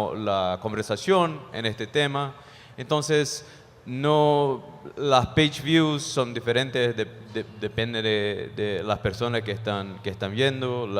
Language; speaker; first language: Spanish; non-native, fluent; Portuguese